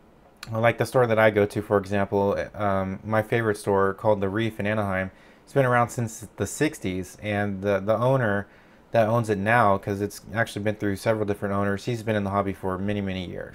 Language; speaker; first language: English; native; English